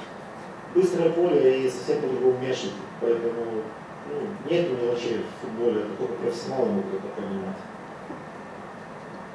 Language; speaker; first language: Russian; native; Russian